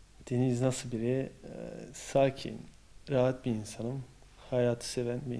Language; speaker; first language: Turkish; early bilingual, heritage; Turkish